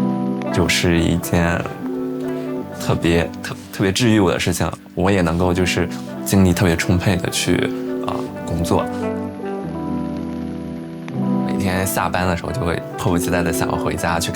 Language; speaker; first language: Chinese; native; Chinese